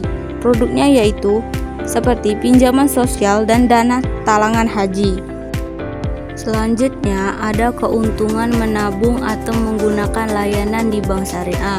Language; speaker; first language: Indonesian; native; Indonesian